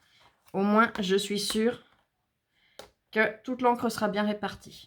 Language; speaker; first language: French; native; French